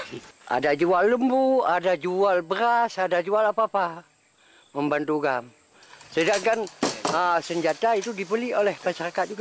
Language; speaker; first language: Indonesian; non-native, local second language; Achinese